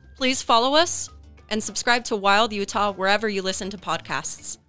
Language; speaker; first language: English; native; English